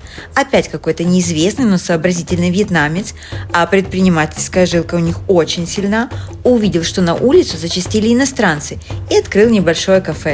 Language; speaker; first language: Russian; native; Russian